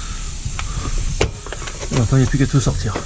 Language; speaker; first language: French; native; French